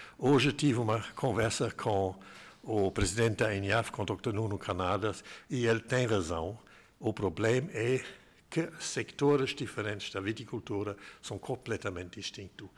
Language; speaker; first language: Portuguese; non-native, fluent; German